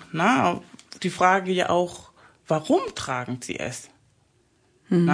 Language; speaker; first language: German; early bilingual, other home language; Spanish